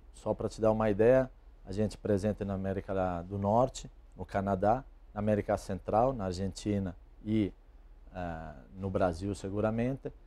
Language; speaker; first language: Portuguese; non-native, fluent; Italian